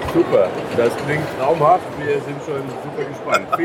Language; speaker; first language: German; native; German